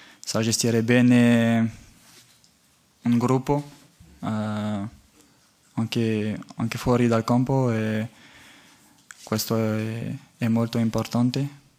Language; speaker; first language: Italian; non-native, fluent; French